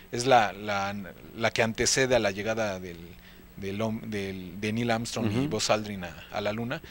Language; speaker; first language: Spanish; native; Spanish